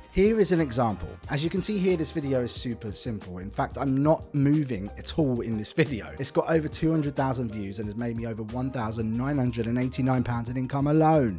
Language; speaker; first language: English; native; English